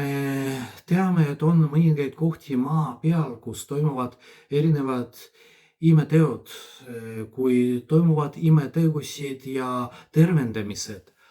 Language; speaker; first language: Estonian; non-native, fluent; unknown